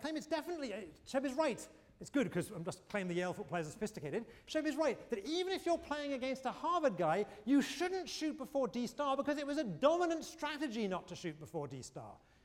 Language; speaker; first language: English; native; English